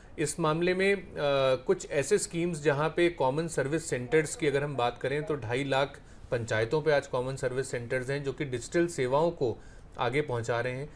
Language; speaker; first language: Hindi; native; Hindi